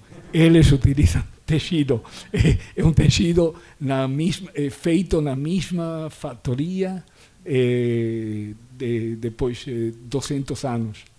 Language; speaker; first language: Portuguese; non-native, fluent; Spanish